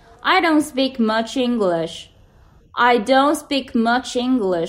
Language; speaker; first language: English; non-native, fluent; Chinese